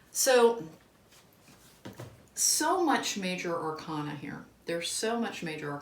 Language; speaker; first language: English; native; English